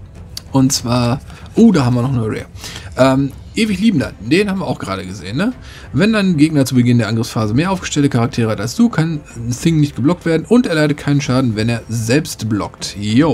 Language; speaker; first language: German; native; German